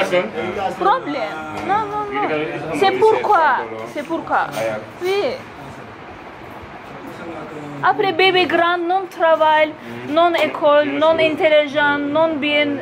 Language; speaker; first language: French; non-native, learner; Turkish